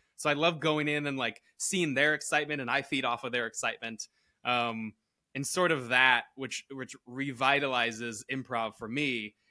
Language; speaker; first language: English; native; English